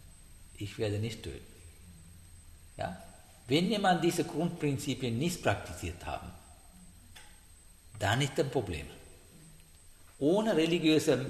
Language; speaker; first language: German; non-native, learner; Sinhala